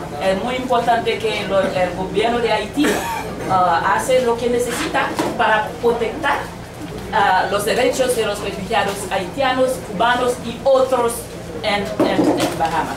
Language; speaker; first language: Spanish; non-native, learner; Haitian Creole